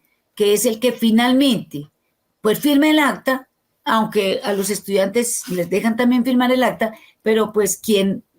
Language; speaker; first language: Spanish; native; Spanish